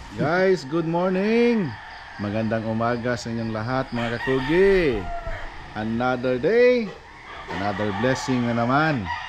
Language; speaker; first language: Filipino; native; Filipino